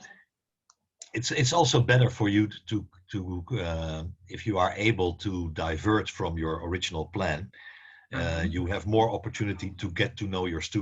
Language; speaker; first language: English; non-native, fluent; Dutch